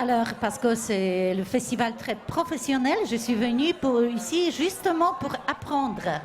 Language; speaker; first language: French; non-native, fluent; Polish